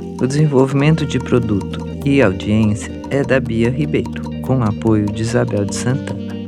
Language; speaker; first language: Portuguese; native; Portuguese